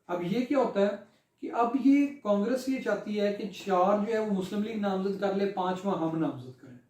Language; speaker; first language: Urdu; non-native, local second language; Punjabi